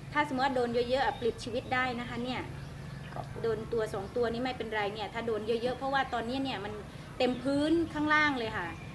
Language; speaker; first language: Thai; non-native, local second language; Khmer